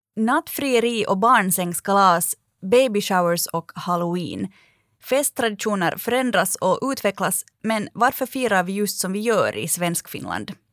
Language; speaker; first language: Swedish; native; Swedish